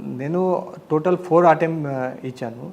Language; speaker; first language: Telugu; non-native, learner; Marathi